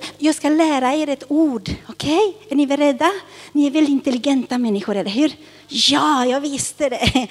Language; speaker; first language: Swedish; early bilingual, other home language; Spanish